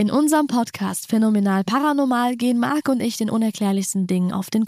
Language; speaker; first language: German; native; German